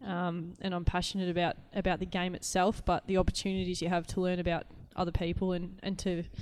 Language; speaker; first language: English; native; English